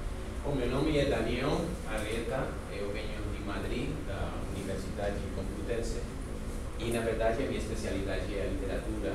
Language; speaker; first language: Portuguese; non-native, fluent; Spanish